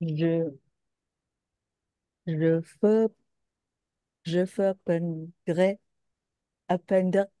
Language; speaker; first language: French; non-native, learner; Indonesian